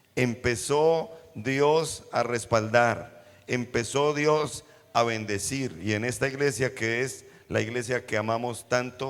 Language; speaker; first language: Spanish; native; Spanish